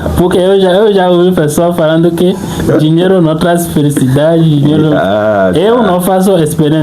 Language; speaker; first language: Portuguese; non-native, fluent; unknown